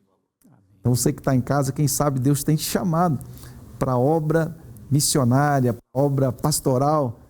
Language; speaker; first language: Portuguese; native; Portuguese